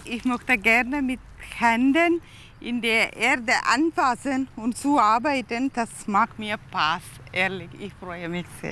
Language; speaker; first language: German; non-native, learner; Tamil